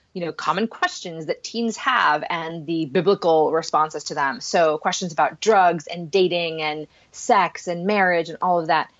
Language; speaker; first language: English; non-native, fluent; Spanish